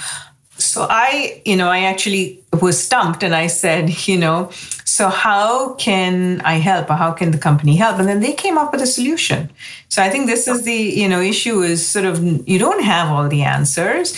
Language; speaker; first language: English; non-native, local second language; Hindi